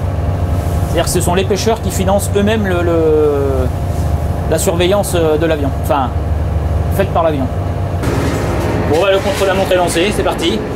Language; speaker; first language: French; native; French